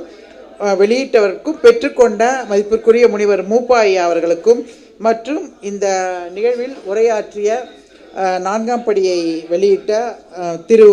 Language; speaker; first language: Tamil; native; Tamil